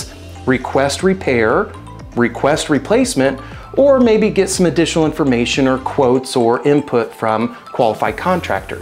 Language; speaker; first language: English; native; English